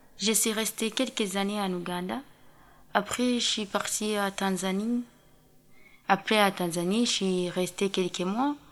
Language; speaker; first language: French; non-native, learner; Kinyarwanda